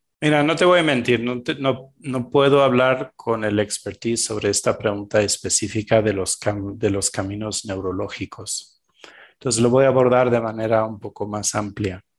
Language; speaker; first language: Spanish; non-native, fluent; French